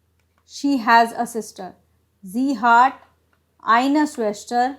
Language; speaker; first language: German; non-native, fluent; Hindi